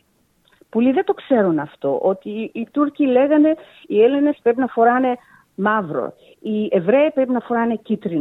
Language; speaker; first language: Greek; early bilingual, heritage; Greek